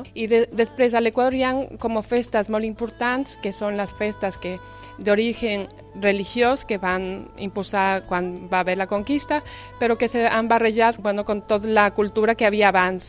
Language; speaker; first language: Catalan; non-native, fluent; Spanish